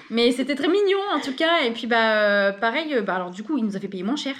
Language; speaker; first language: French; native; French